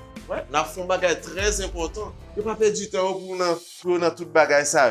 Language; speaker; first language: Spanish; non-native, fluent; Haitian Creole